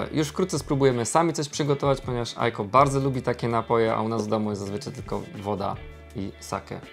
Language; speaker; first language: Polish; native; Polish